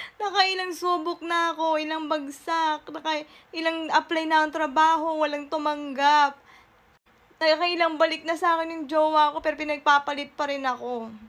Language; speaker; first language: Filipino; native; Filipino